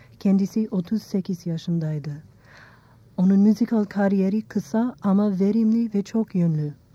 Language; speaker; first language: Turkish; non-native, fluent; English